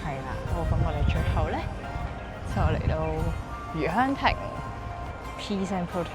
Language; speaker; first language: Cantonese; native; Cantonese